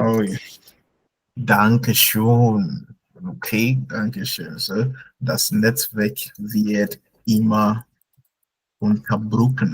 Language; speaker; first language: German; non-native, fluent; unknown